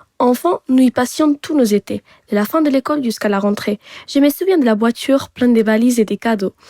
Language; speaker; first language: French; non-native, fluent; Tachelhit